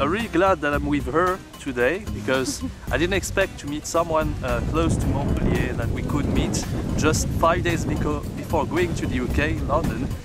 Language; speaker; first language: English; non-native, fluent; French